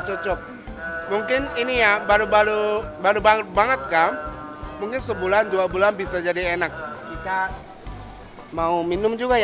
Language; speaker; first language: Indonesian; non-native, fluent; Japanese